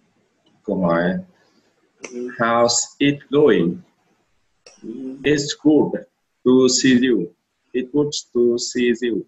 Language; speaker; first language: English; non-native, learner; Vietnamese